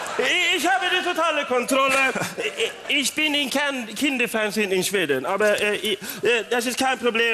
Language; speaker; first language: German; non-native, learner; Swedish